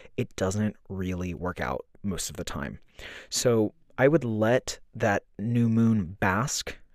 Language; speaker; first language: English; native; English